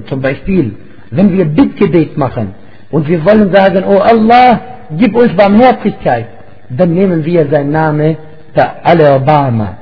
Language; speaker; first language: German; non-native, fluent; Arabic